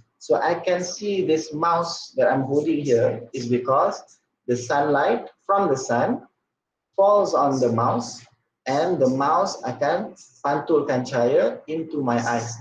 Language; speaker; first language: English; non-native, local second language; Malay